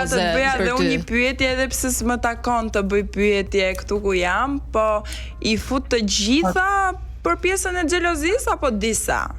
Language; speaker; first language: Albanian; native; Albanian